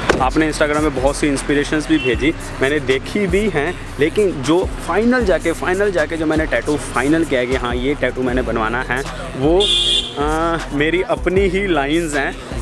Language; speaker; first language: Hindi; non-native, local second language; Punjabi